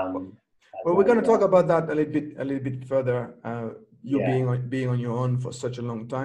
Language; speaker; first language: English; non-native, fluent; French